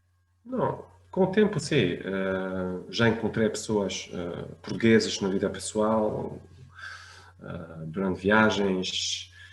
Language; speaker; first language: Portuguese; non-native, fluent; French